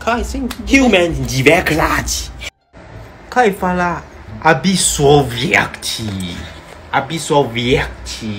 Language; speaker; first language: Portuguese; non-native, learner; Chinese